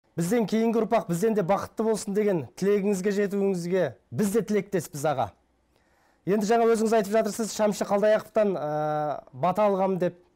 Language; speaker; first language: Kazakh; native; Kazakh